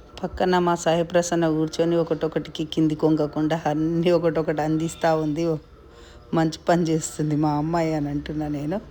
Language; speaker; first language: Telugu; non-native, local second language; Lambadi